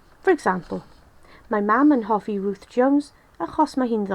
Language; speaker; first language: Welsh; non-native, local second language; English